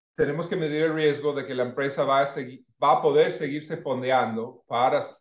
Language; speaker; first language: Spanish; non-native, fluent; English